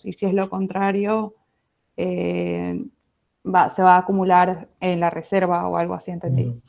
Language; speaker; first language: Spanish; native; Spanish